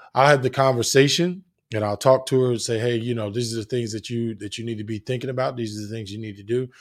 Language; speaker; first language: English; native; English